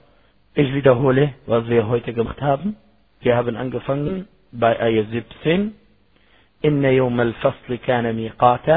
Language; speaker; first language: German; non-native, fluent; Arabic